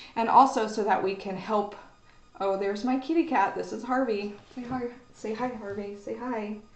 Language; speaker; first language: English; native; English